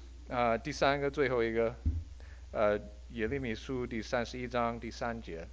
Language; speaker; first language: Chinese; early bilingual, heritage; Chinese